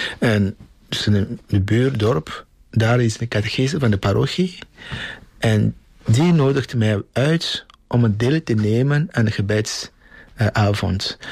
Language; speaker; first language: Dutch; non-native, fluent; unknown